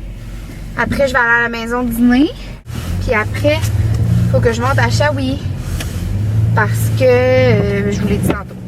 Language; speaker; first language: French; native; French